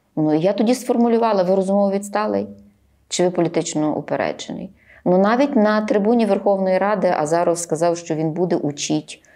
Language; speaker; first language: Ukrainian; native; Ukrainian